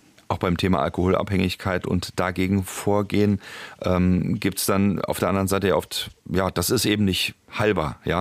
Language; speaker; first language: German; native; German